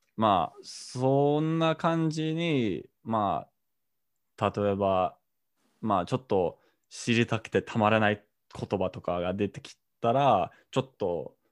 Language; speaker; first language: Japanese; non-native, fluent; English